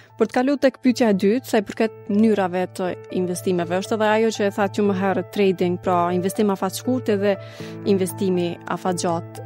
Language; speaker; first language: Albanian; native; Albanian